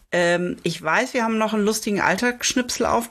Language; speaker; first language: German; native; German